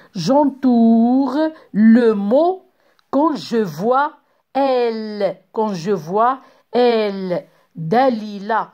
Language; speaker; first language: French; non-native, local second language; Arabic